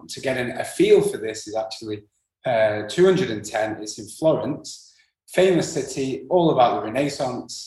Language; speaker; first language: English; native; English